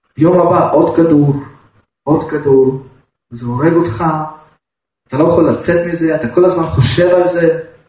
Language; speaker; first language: Hebrew; non-native, fluent; Russian